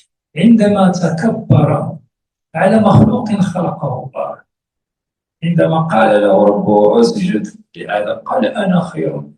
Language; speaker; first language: Arabic; native; Arabic